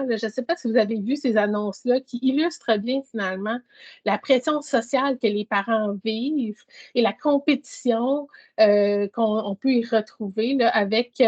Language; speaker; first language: French; native; French